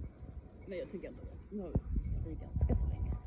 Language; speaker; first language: Swedish; native; Swedish